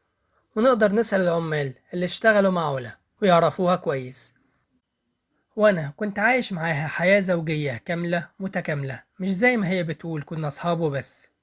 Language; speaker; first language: Arabic; native; Arabic